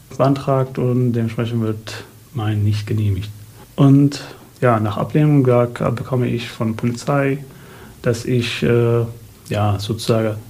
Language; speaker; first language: German; non-native, fluent; Arabic